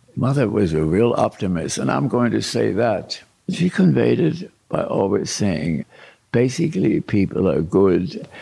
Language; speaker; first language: English; early bilingual, other home language; German